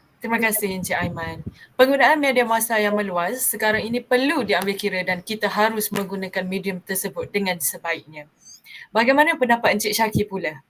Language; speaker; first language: Malay; native; Malay